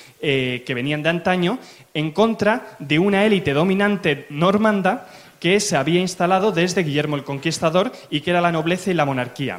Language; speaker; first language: Spanish; native; Spanish